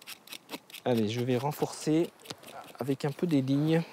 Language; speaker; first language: French; native; French